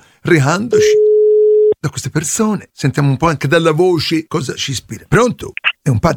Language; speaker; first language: Italian; native; Italian